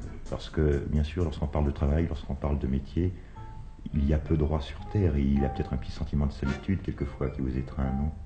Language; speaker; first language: French; native; French